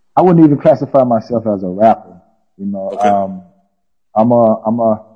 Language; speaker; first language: English; native; English